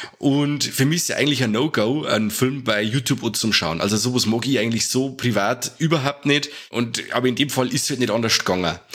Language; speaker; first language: German; native; German